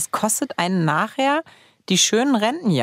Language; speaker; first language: German; native; German